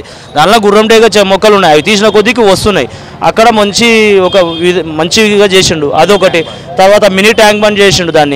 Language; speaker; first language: Telugu; native; Telugu